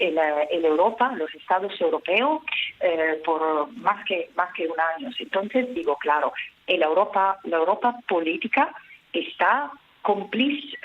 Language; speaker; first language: Spanish; non-native, fluent; Italian